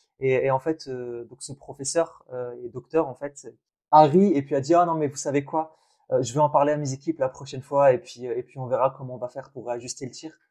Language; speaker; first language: French; early bilingual, other home language; Arabic